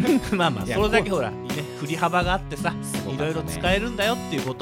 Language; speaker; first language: Japanese; native; Japanese